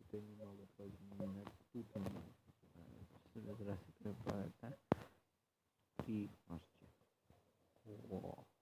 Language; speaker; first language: Polish; native; Polish